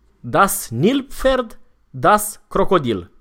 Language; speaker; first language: German; non-native, fluent; Romanian